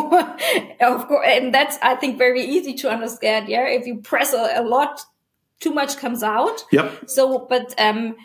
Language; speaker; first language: English; non-native, fluent; German